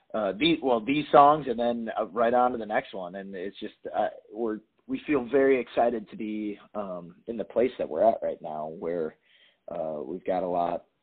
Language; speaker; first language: English; native; English